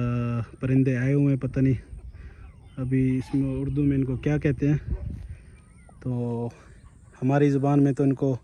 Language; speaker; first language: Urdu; non-native, local second language; Saraiki